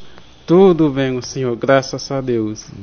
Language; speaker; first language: Portuguese; non-native, fluent; Haitian Creole